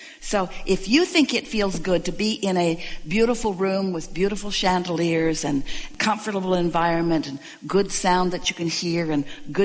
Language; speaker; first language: English; native; English